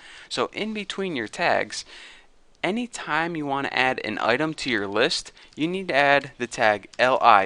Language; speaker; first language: English; native; English